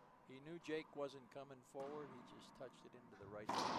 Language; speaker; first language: English; native; English